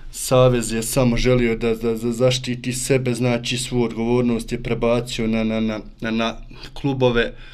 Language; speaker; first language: Croatian; native; Croatian